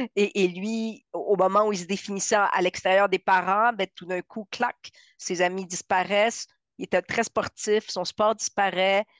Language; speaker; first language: French; non-native, fluent; Spanish